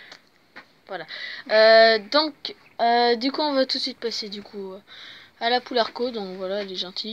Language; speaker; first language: French; native; French